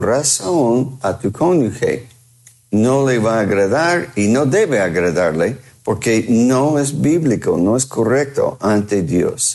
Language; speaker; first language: Spanish; non-native, fluent; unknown